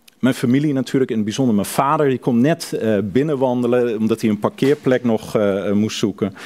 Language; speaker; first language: Dutch; native; Dutch